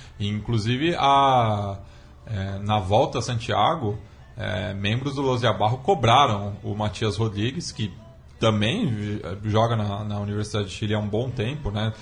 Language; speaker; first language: Portuguese; native; Portuguese